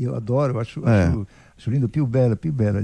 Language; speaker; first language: Italian; non-native, learner; Portuguese